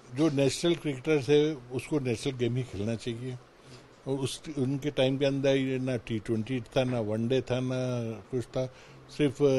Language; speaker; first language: Hindi; native; Hindi